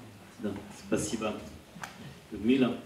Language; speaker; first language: Russian; non-native, learner; French